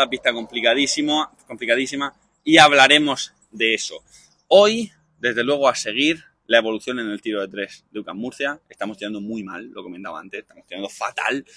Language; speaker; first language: Spanish; native; Spanish